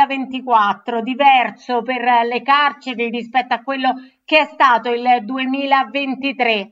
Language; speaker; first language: Italian; native; Italian